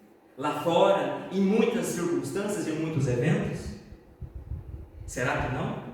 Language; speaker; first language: Portuguese; native; Portuguese